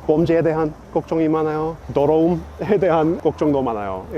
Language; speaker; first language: Korean; non-native, fluent; English